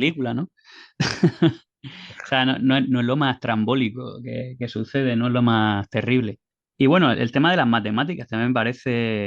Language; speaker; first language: Spanish; native; Spanish